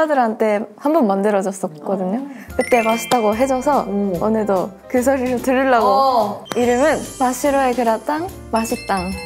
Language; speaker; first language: Korean; non-native, fluent; Japanese